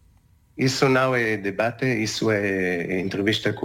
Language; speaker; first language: Portuguese; non-native, learner; Hebrew